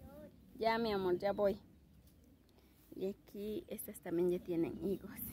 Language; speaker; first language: Spanish; native; Spanish